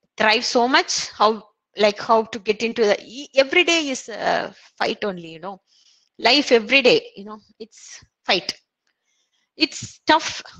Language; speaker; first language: English; non-native, local second language; Tamil